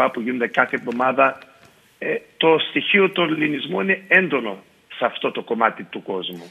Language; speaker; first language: Greek; early bilingual, heritage; Greek